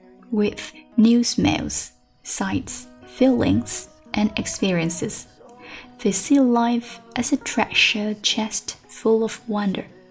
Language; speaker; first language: English; non-native, fluent; Chinese